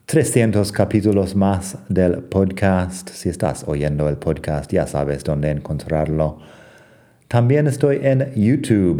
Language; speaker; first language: Spanish; non-native, fluent; English